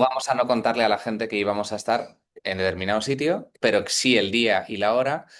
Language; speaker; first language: Spanish; native; Spanish